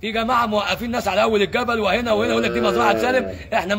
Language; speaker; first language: Arabic; native; Arabic